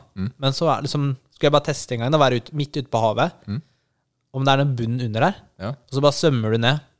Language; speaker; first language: Norwegian; native; Norwegian